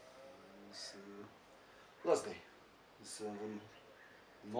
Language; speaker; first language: English; non-native, learner; Polish